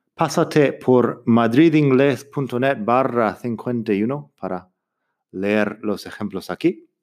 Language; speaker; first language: Spanish; non-native, fluent; English